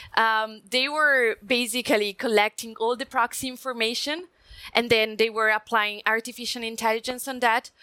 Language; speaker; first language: English; non-native, fluent; Italian